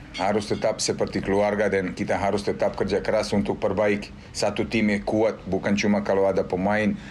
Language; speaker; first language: Indonesian; non-native, fluent; Serbian